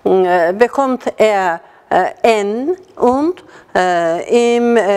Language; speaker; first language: German; non-native, fluent; Azerbaijani